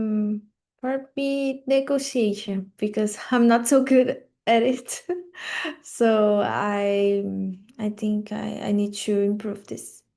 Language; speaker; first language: English; non-native, learner; Portuguese